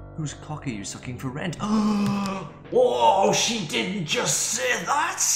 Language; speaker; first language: English; native; English